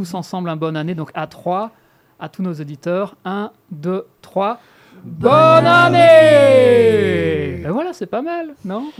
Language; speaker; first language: French; native; French